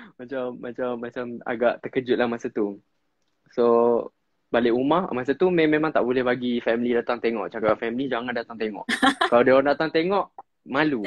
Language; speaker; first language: Malay; non-native, local second language; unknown